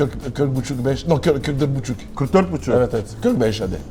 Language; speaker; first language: Turkish; non-native, learner; French